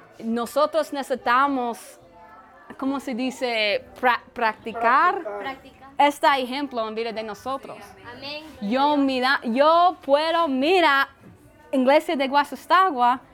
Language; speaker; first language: Spanish; non-native, learner; English